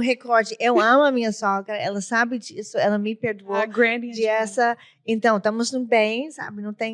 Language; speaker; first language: Portuguese; non-native, learner; English